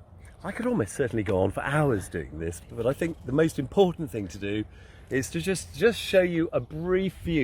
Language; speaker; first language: English; native; English